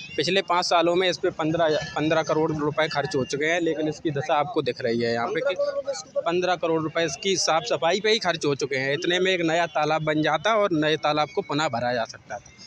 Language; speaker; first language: Hindi; native; Hindi